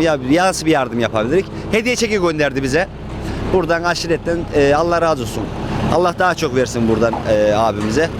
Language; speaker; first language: Turkish; native; Turkish